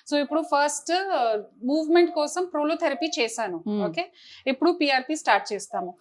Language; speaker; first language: Telugu; non-native, fluent; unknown